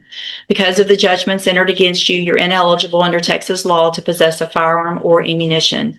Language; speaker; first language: English; native; English